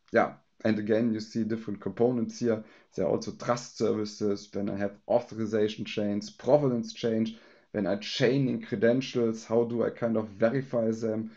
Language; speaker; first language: English; non-native, fluent; German